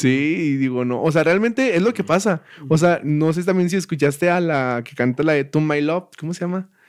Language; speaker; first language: Spanish; native; Spanish